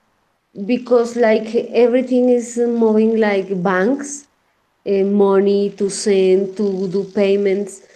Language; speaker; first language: English; non-native, learner; Spanish